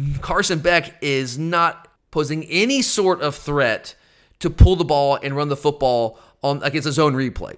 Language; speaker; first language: English; native; English